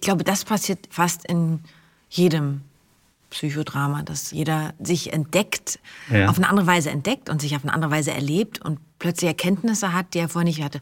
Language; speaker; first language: German; native; German